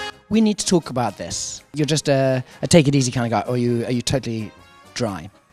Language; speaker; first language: English; native; English